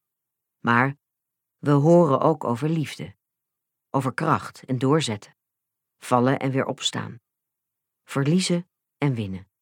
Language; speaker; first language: Dutch; native; Dutch